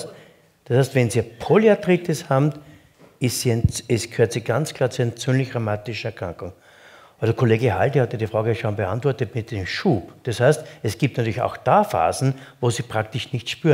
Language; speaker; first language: German; native; German